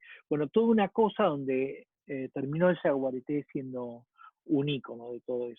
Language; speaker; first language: Spanish; native; Spanish